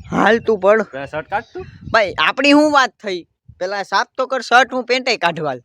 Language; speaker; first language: Gujarati; native; Gujarati